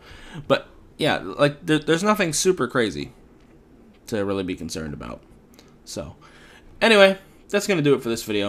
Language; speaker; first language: English; native; English